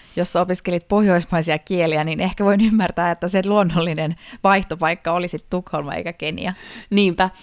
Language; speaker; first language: Finnish; native; Finnish